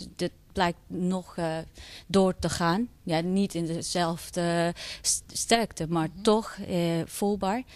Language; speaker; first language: Dutch; non-native, fluent; Spanish